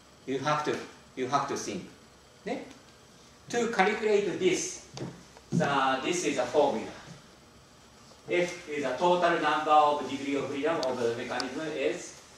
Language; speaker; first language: English; non-native, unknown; Japanese